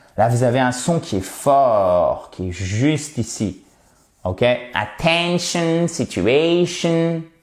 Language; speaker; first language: French; native; French